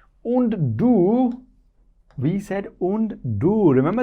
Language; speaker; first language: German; non-native, fluent; Hindi